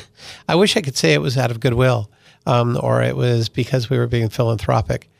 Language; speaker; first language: English; early bilingual, other home language; Italian